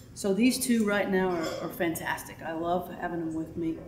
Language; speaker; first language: English; native; English